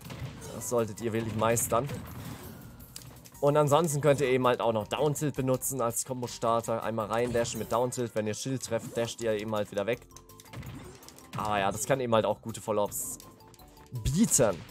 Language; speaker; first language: German; native; German